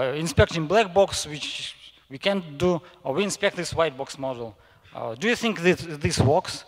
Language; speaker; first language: English; non-native, fluent; Russian